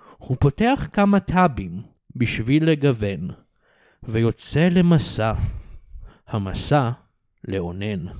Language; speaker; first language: Hebrew; native; Hebrew